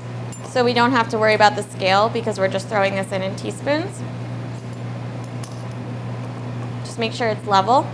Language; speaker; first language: English; native; English